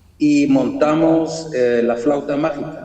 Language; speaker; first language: Spanish; early bilingual, heritage; German